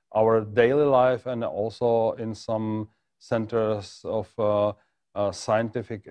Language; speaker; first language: English; non-native, fluent; Czech